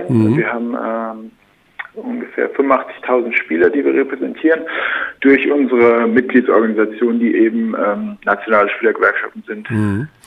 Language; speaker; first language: German; native; German